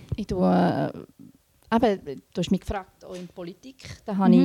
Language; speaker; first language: German; native; German